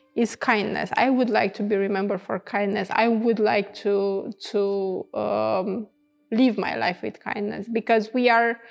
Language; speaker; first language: English; non-native, fluent; Romanian